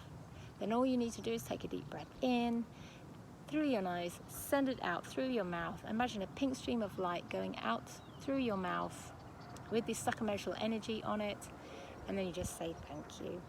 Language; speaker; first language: English; native; English